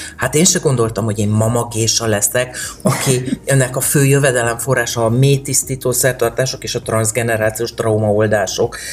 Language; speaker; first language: Hungarian; native; Hungarian